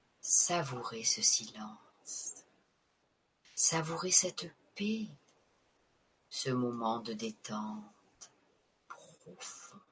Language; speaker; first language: French; native; French